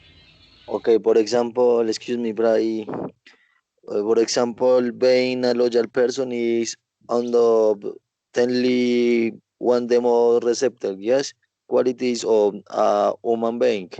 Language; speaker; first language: English; non-native, learner; Spanish